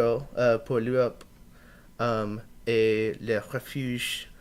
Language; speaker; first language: French; non-native, learner; English